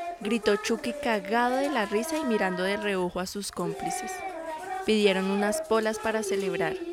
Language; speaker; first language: Spanish; native; Spanish